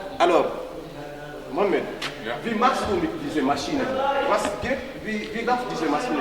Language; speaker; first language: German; non-native, learner; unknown